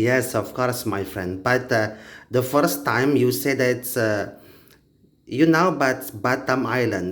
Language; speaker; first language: English; non-native, learner; Indonesian